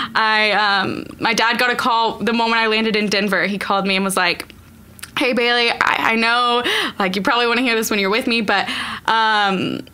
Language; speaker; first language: English; native; English